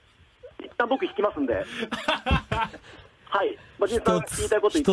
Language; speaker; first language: Japanese; native; Japanese